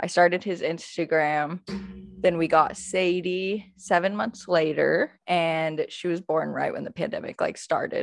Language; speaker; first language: English; native; English